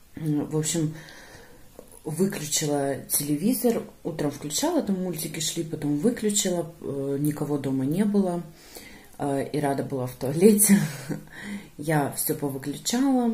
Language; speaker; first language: Russian; native; Russian